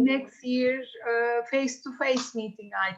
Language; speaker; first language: English; non-native, fluent; Turkish